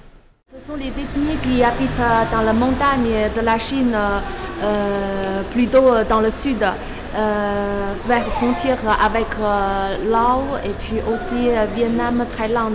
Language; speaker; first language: French; non-native, learner; Chinese